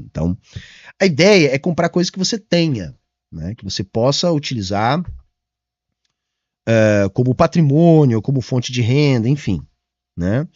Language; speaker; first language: Portuguese; native; Portuguese